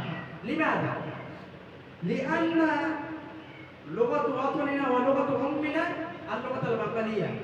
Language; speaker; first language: Arabic; non-native, fluent; Bangla